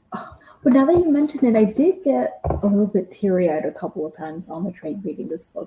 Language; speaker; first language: English; native; English